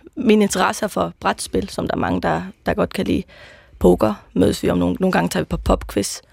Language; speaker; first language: Danish; non-native, local second language; Faroese